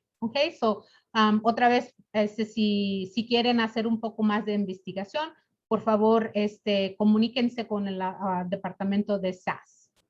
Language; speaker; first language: Spanish; early bilingual, other home language; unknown